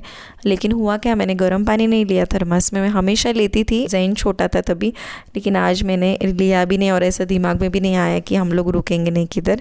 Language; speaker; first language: Hindi; native; Hindi